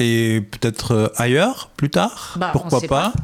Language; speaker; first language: French; native; French